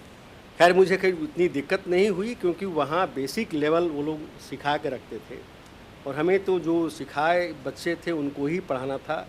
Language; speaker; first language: Hindi; native; Hindi